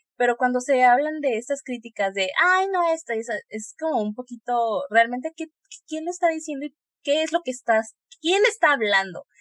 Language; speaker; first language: Spanish; native; Spanish